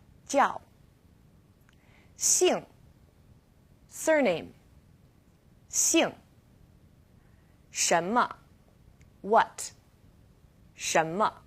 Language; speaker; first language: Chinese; non-native, fluent; English